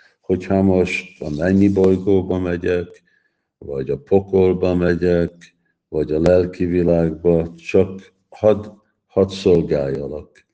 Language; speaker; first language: Hungarian; early bilingual, heritage; Hungarian